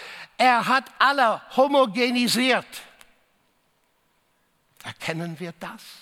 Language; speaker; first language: German; non-native, fluent; English